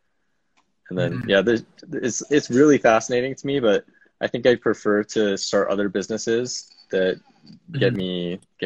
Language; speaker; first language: English; native; English